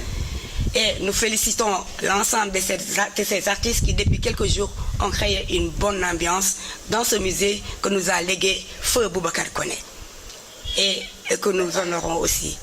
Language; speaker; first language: French; non-native, local second language; Wolof